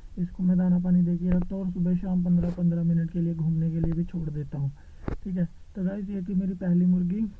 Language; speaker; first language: Hindi; non-native, local second language; Punjabi